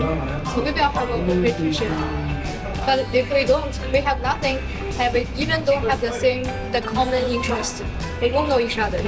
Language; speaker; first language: English; non-native, learner; Chinese